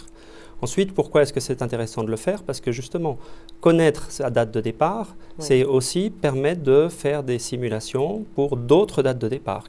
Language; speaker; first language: French; native; French